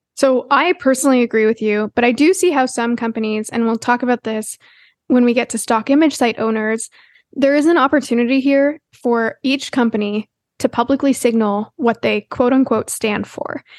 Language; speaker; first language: English; native; English